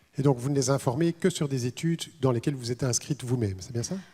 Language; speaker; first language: French; native; French